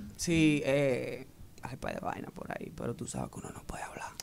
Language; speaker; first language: Spanish; native; Spanish